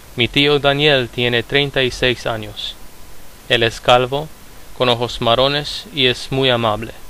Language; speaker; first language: Spanish; non-native, fluent; Romanian